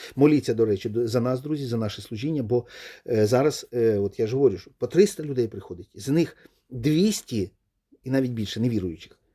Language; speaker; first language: Ukrainian; non-native, local second language; Russian